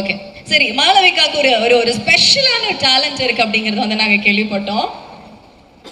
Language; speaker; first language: Tamil; native; Tamil